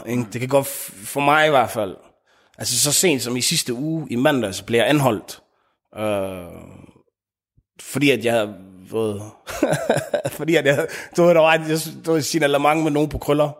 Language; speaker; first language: Danish; early bilingual, other home language; Tigrinya